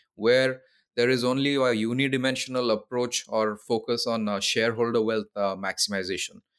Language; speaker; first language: English; non-native, local second language; Odia